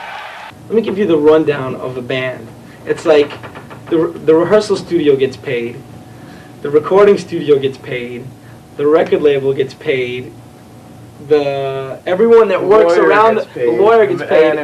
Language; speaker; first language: English; native; English